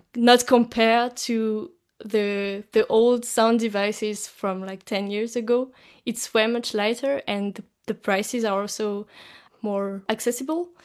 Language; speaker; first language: English; non-native, fluent; French